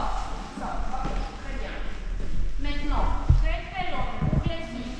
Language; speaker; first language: French; non-native, fluent; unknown